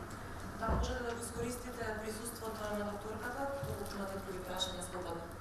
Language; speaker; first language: Macedonian; native; Macedonian